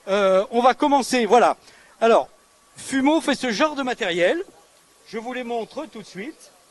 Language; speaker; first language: French; native; French